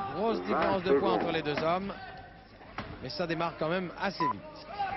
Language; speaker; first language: French; native; French